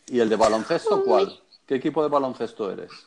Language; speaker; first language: Spanish; native; Spanish